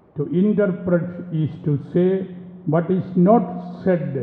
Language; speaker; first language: English; non-native, local second language; Malayalam